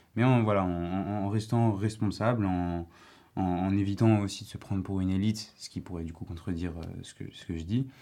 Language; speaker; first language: French; native; French